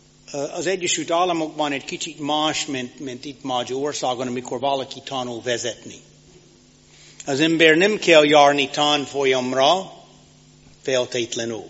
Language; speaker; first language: Hungarian; non-native, fluent; English